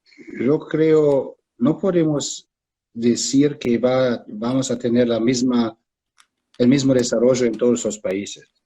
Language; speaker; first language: Spanish; non-native, fluent; German